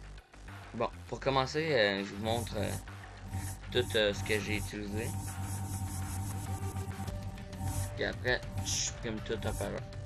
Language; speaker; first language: French; native; French